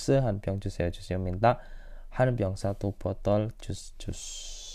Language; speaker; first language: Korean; non-native, fluent; Indonesian